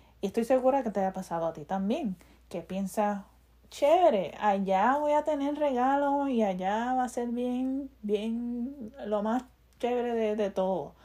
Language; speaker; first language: Spanish; early bilingual, heritage; Spanish